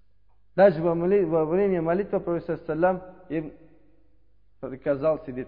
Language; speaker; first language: Russian; non-native, learner; Uzbek